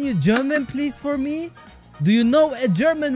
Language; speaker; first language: English; non-native, learner; German